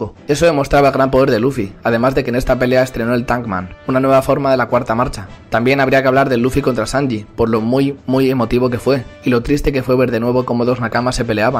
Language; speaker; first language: Spanish; native; Spanish